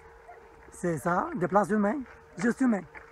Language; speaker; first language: French; non-native, learner; Bulgarian